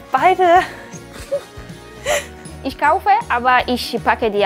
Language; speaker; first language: German; non-native, learner; Polish